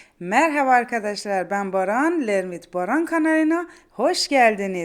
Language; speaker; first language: Turkish; non-native, fluent; Persian